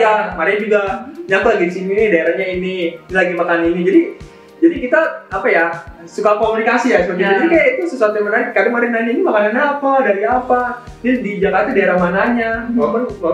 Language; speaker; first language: Indonesian; native; Indonesian